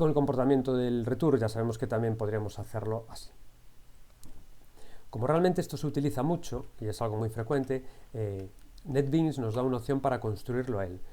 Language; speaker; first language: Spanish; native; Spanish